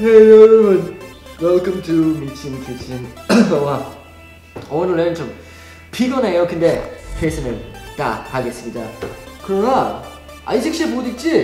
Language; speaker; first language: Korean; non-native, fluent; English